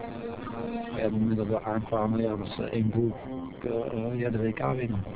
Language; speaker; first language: Dutch; native; Dutch